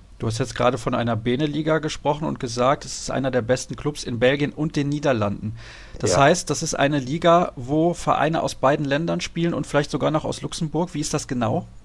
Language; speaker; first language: German; native; German